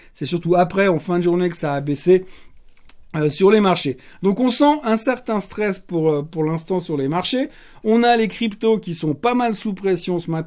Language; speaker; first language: French; native; French